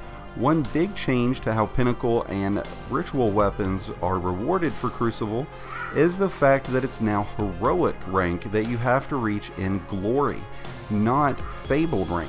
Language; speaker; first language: English; native; English